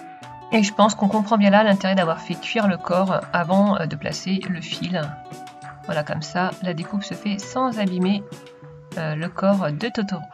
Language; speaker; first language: French; native; French